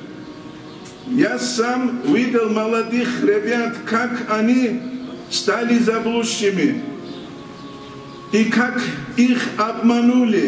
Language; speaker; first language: Russian; non-native, local second language; Avaric